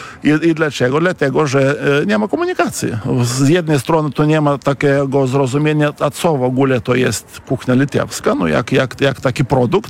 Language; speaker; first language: Polish; non-native, fluent; Lithuanian